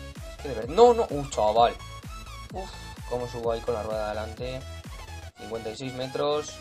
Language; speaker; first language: Spanish; native; Spanish